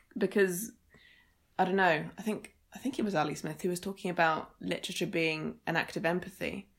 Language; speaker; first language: English; native; English